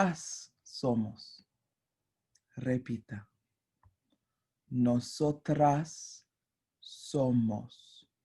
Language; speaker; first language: Spanish; non-native, fluent; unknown